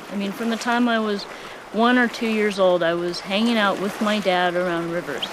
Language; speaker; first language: English; native; English